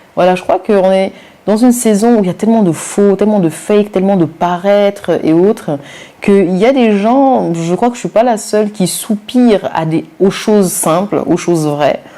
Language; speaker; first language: French; non-native, local second language; Wolof